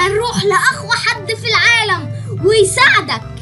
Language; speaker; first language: Arabic; native; Arabic